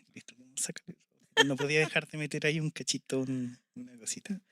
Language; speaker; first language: Spanish; native; Spanish